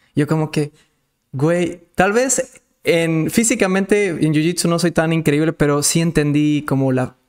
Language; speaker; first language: Spanish; non-native, fluent; Serbian